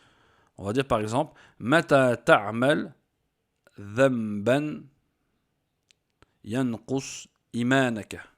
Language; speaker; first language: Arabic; non-native, fluent; French